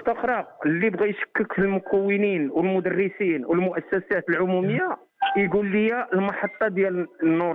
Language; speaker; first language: Arabic; native; Arabic